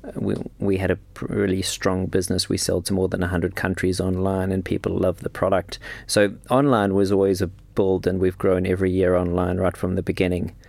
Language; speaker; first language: English; native; English